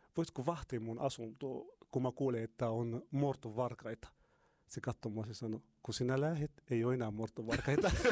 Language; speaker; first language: Finnish; non-native, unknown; Arabic